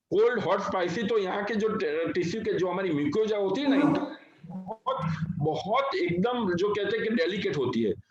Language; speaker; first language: Hindi; non-native, local second language; Gujarati